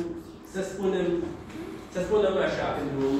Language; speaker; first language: Romanian; non-native, learner; English